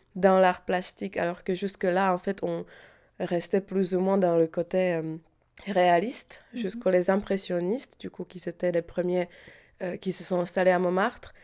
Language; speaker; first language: French; non-native, fluent; Czech